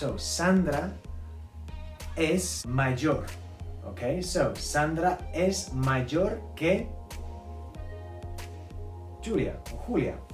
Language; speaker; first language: Spanish; non-native, fluent; English